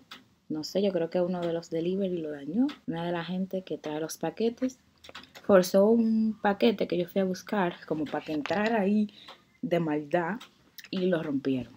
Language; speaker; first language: Spanish; native; Spanish